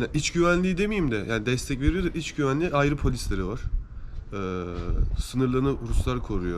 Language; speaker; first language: Turkish; native; Turkish